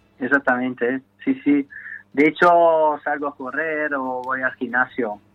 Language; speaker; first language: Spanish; non-native, fluent; Italian